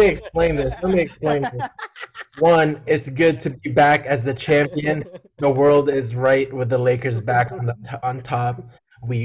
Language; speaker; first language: English; early bilingual, other home language; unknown